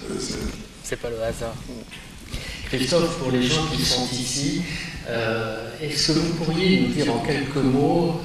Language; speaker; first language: French; native; French